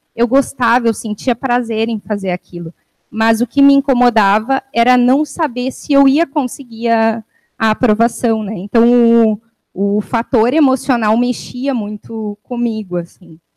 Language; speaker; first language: Portuguese; native; Portuguese